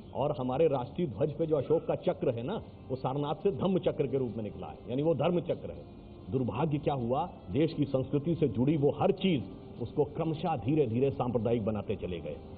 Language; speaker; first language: Hindi; native; Hindi